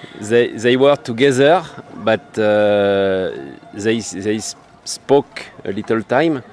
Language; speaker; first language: English; non-native, learner; French